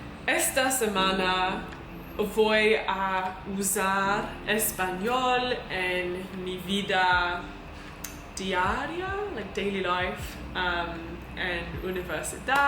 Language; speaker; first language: Spanish; non-native, learner; English